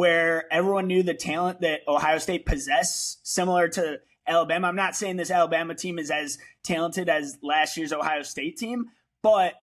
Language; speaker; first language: English; native; English